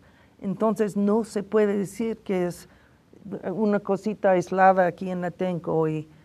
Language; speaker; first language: Spanish; non-native, fluent; English